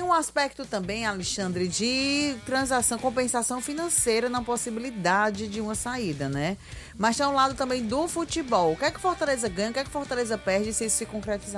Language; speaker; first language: Portuguese; native; Portuguese